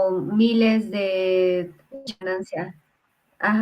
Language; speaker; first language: Spanish; native; Spanish